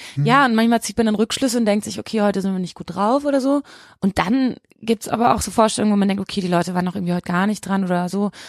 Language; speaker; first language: German; native; German